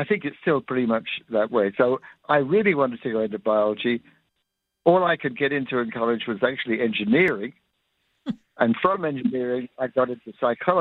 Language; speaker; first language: English; native; English